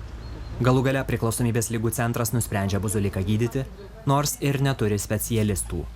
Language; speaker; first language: Lithuanian; native; Lithuanian